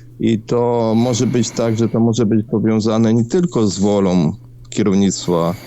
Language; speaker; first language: Polish; non-native, fluent; Ukrainian